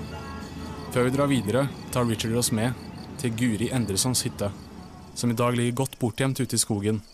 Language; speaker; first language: Norwegian; native; Norwegian